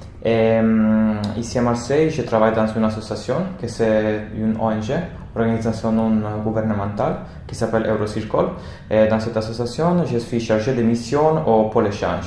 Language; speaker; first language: French; non-native, fluent; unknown